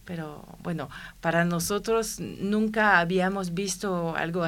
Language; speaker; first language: Spanish; non-native, learner; French